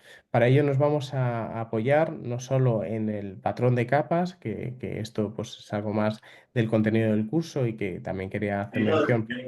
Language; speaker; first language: Spanish; native; Spanish